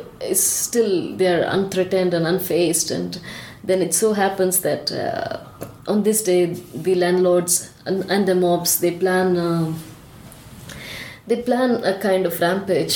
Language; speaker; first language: English; non-native, local second language; Tamil